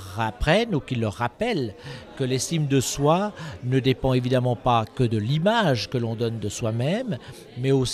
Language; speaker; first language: French; native; French